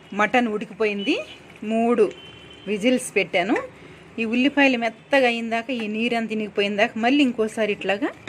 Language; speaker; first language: Telugu; non-native, local second language; Urdu